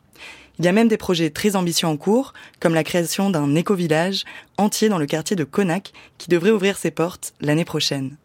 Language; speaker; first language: French; native; French